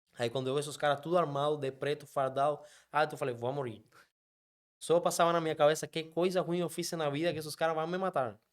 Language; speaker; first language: Portuguese; non-native, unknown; Spanish